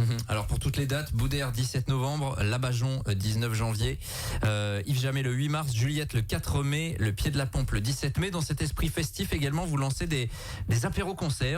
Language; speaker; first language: French; native; French